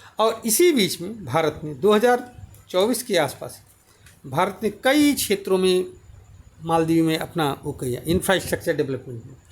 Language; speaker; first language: Hindi; native; Hindi